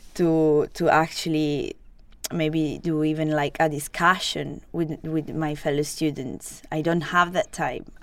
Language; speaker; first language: English; non-native, fluent; Italian